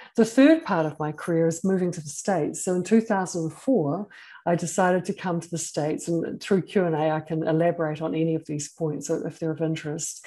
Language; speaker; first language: English; native; English